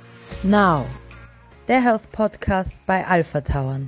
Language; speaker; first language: German; native; German